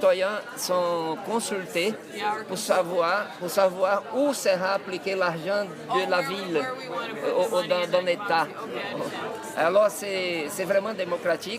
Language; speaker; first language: French; non-native, fluent; Portuguese